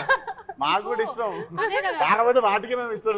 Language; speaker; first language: Telugu; native; Telugu